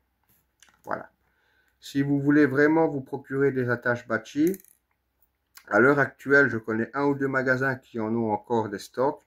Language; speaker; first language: French; native; French